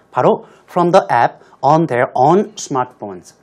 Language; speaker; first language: English; non-native, fluent; Korean